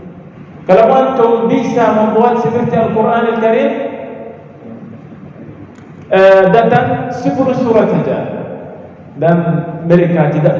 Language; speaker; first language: Indonesian; non-native, learner; Arabic